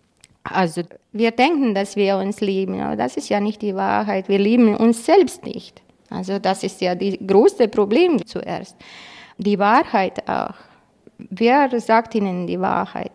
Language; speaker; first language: German; non-native, fluent; Croatian